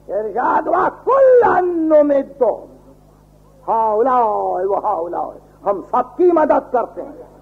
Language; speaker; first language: Urdu; native; Urdu